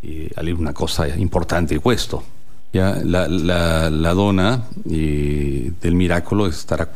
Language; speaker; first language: Italian; non-native, learner; Spanish